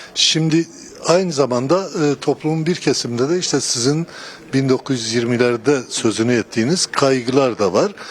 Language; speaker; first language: Turkish; non-native, local second language; Kurdish